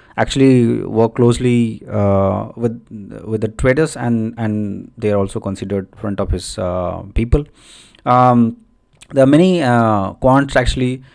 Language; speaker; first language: English; non-native, local second language; Odia